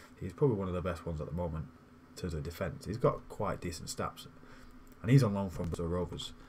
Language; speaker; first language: English; native; English